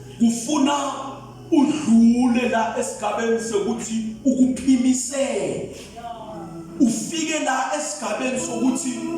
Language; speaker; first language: Zulu; non-native, local second language; Swati